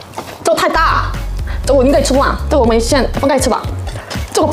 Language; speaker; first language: Chinese; non-native, learner; Korean